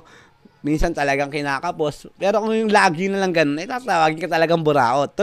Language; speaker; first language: Filipino; native; Filipino